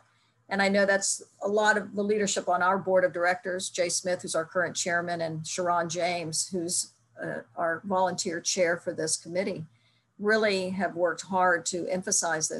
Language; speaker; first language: English; native; English